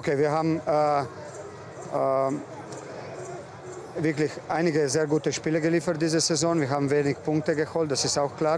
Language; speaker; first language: German; non-native, fluent; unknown